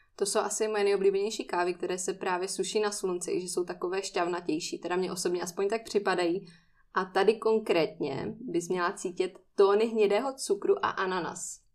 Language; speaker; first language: Czech; native; Czech